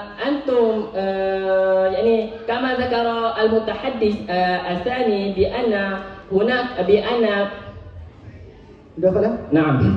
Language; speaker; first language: Arabic; non-native, learner; Malay